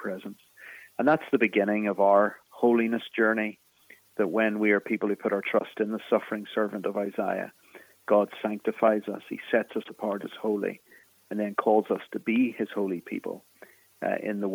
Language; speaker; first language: English; native; English